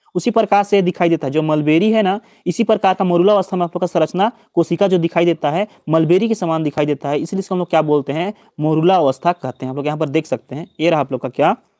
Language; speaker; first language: Hindi; native; Hindi